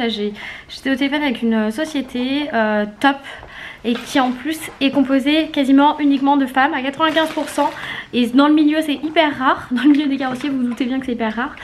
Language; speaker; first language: French; native; French